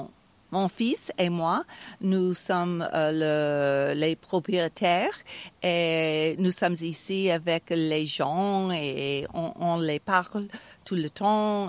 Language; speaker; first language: French; non-native, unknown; English